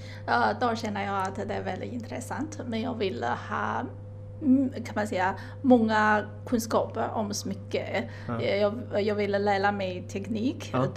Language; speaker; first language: Swedish; non-native, learner; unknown